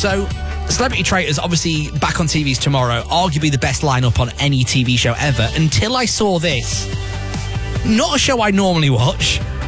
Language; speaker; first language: English; native; English